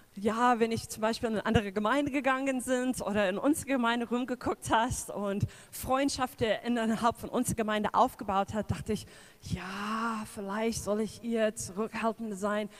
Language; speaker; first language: German; non-native, fluent; English